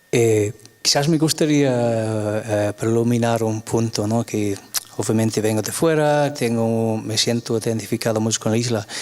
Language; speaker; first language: Spanish; non-native, fluent; English